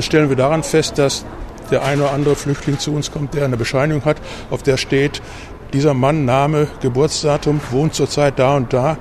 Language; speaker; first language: German; native; German